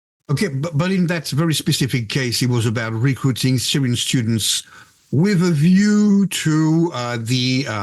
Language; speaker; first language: English; non-native, fluent; French